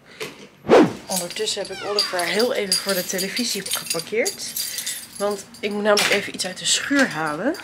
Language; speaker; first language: Dutch; native; Dutch